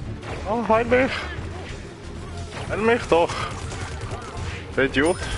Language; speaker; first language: German; native; German